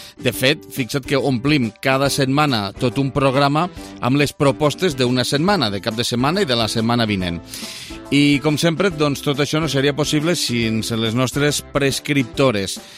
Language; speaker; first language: Catalan; native; Catalan